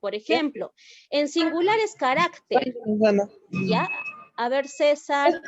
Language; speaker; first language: Spanish; native; Spanish